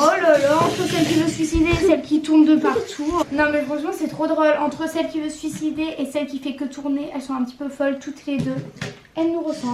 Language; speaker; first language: French; native; French